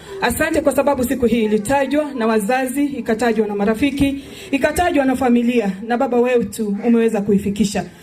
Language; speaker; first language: Swahili; non-native, local second language; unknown